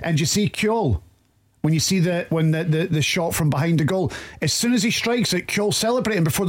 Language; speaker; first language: English; native; English